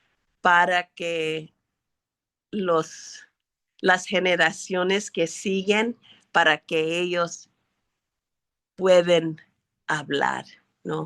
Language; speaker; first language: Spanish; early bilingual, heritage; English